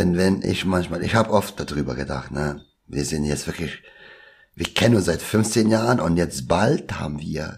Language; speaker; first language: German; non-native, local second language; Albanian